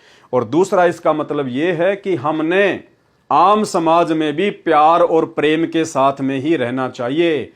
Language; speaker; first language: Hindi; native; Hindi